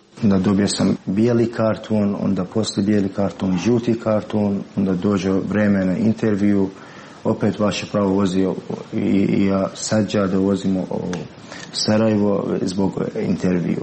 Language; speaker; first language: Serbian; non-native, learner; Persian